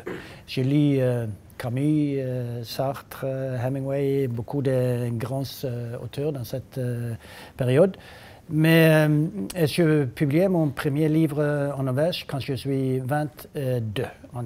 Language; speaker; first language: French; non-native, learner; Norwegian